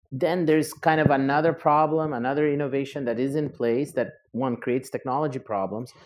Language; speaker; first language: English; non-native, fluent; Portuguese